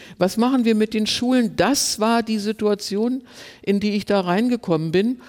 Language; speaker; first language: German; native; German